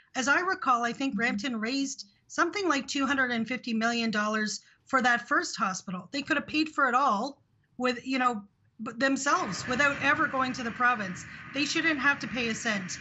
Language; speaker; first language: English; early bilingual, other home language; Hindi